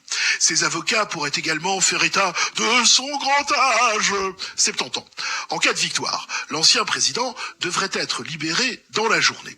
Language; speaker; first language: French; native; French